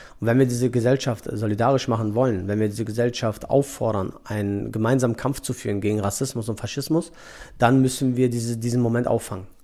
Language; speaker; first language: German; early bilingual, other home language; Turkish